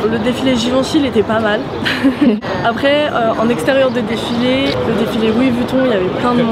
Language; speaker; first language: French; native; French